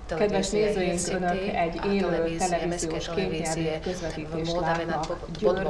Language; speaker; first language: Hungarian; native; Hungarian